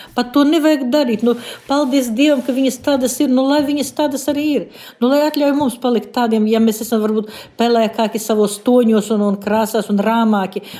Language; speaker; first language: Latvian; native; Latvian